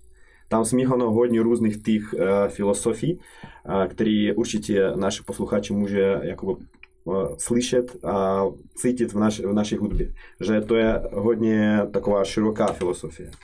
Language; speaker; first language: Czech; non-native, learner; Russian